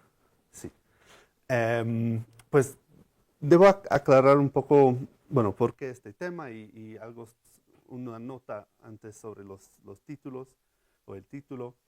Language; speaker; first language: Spanish; non-native, fluent; English